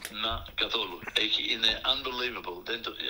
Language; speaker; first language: Greek; early bilingual, heritage; Greek